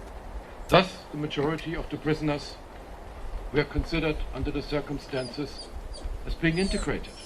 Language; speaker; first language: English; non-native, fluent; German